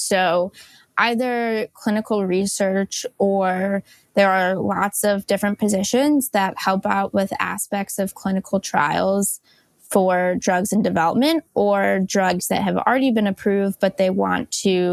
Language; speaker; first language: English; native; English